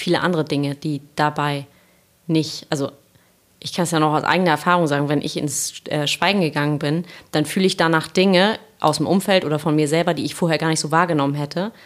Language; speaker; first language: German; native; German